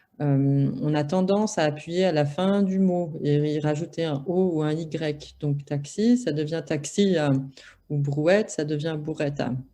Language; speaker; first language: French; native; French